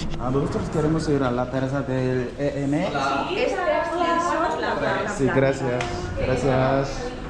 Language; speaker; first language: Spanish; non-native, learner; Korean